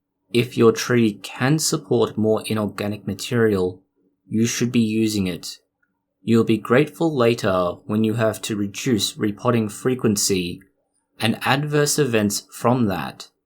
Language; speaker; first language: English; native; English